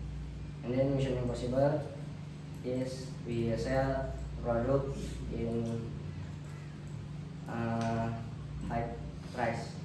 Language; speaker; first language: English; non-native, learner; Indonesian